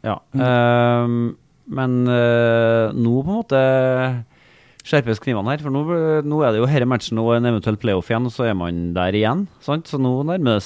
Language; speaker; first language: Norwegian; native; Norwegian